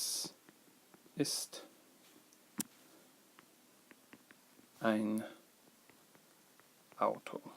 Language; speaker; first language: German; non-native, fluent; English